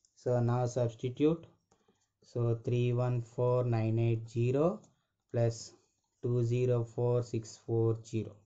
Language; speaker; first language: English; non-native, local second language; Telugu